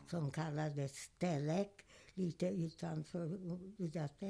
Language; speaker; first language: Swedish; non-native, fluent; Hungarian